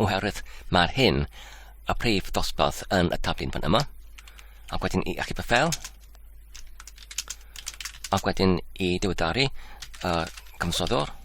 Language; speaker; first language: Welsh; non-native, learner; English